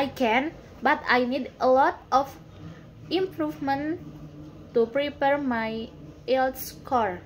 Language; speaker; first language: English; non-native, learner; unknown